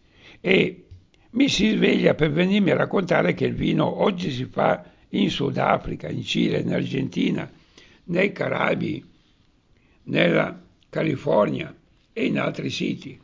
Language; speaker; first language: Italian; native; Italian